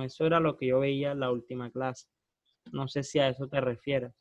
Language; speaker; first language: Spanish; native; Spanish